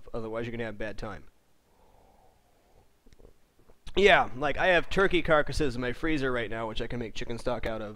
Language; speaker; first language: English; native; English